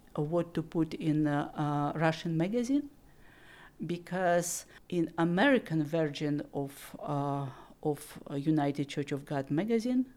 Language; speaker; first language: English; non-native, learner; Russian